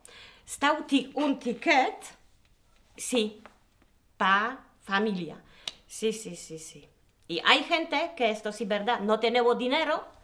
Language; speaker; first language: Spanish; non-native, learner; Polish